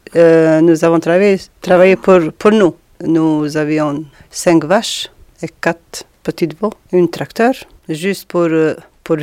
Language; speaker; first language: French; non-native, learner; Albanian